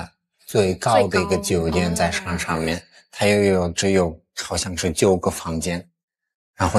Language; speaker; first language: Chinese; non-native, fluent; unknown